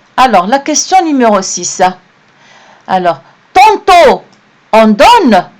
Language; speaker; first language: French; non-native, local second language; Arabic